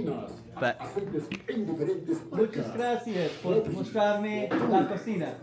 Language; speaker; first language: Spanish; non-native, learner; English